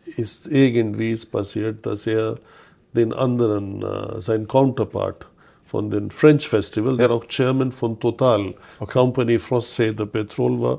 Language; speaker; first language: German; non-native, fluent; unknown